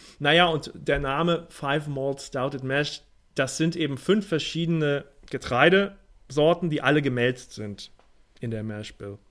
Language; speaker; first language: German; native; German